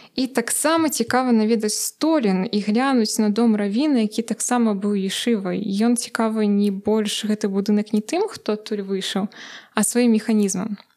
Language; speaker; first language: Belarusian; native; Belarusian